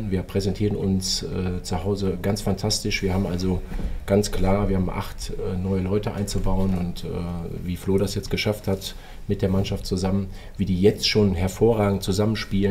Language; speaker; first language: German; native; German